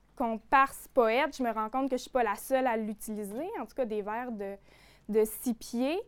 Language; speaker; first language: French; native; French